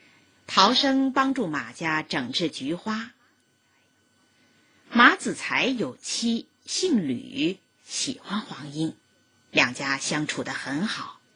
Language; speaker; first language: Chinese; native; Chinese